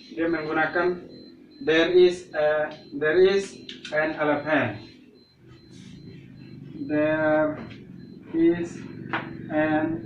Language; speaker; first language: English; non-native, learner; Indonesian